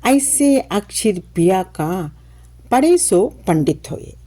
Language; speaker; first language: Hindi; non-native, local second language; Telugu